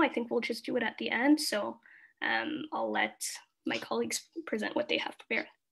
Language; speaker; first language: English; early bilingual, other home language; Kinyarwanda